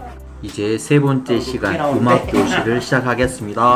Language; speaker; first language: Korean; native; Korean